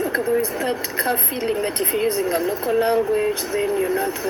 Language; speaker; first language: English; non-native, local second language; Ganda